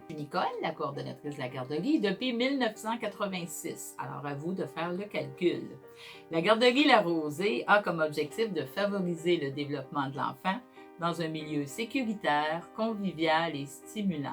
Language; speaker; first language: French; native; French